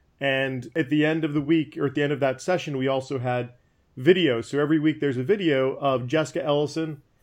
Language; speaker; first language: English; native; English